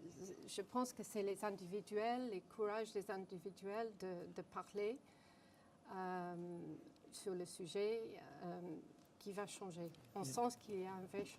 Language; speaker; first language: French; non-native, fluent; English